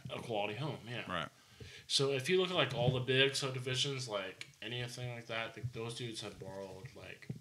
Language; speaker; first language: English; native; English